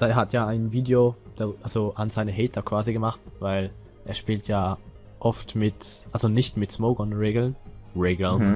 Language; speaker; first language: German; native; German